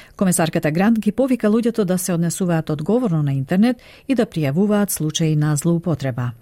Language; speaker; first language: Macedonian; native; Macedonian